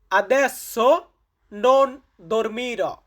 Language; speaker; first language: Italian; non-native, learner; Bangla